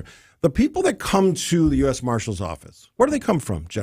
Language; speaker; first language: English; native; English